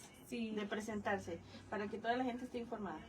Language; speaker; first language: Spanish; native; Spanish